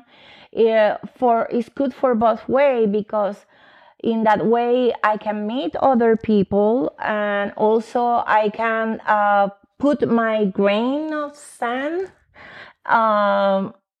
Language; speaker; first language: English; non-native, fluent; Spanish